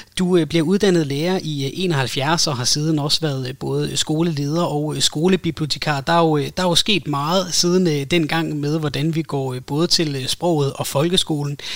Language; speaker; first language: Danish; native; Danish